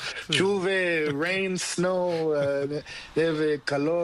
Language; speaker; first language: Spanish; non-native, learner; Portuguese